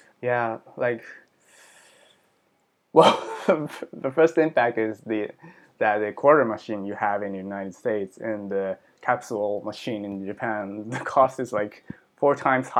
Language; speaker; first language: English; early bilingual, other home language; Japanese